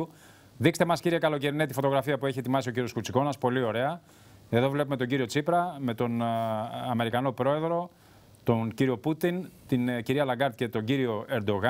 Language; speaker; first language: Greek; native; Greek